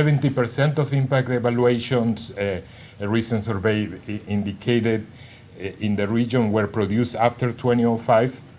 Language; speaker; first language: English; non-native, fluent; Spanish